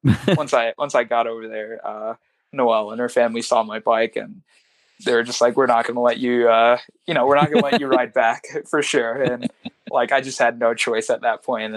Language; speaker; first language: English; non-native, local second language; Swahili